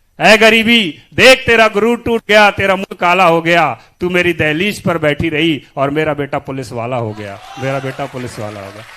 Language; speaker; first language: Hindi; native; Hindi